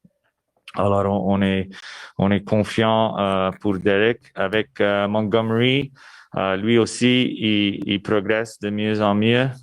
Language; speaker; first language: French; non-native, local second language; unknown